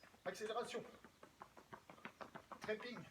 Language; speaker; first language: French; native; French